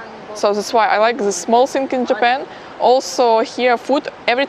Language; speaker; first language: English; non-native, fluent; Ukrainian